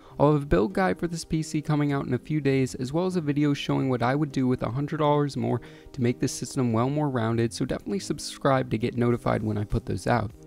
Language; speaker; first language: English; native; English